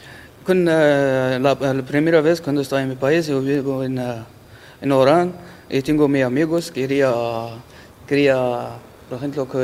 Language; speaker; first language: Spanish; non-native, learner; Arabic